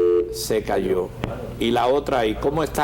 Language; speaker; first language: Spanish; native; Spanish